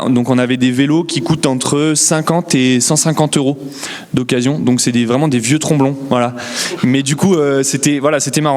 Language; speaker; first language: French; native; French